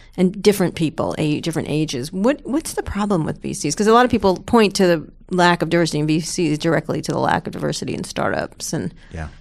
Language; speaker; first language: English; native; English